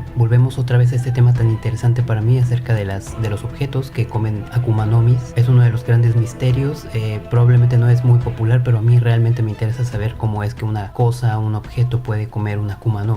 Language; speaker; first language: Spanish; native; Spanish